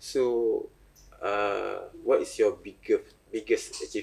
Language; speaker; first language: English; non-native, local second language; Malay